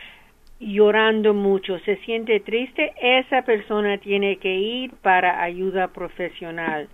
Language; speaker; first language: Spanish; early bilingual, heritage; English